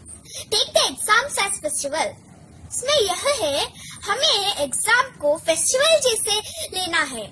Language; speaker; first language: Hindi; non-native, local second language; Kannada